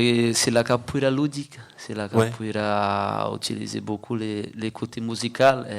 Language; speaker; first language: French; non-native, fluent; Portuguese